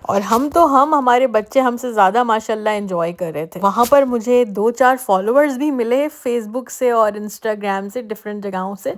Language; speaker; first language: Urdu; native; Urdu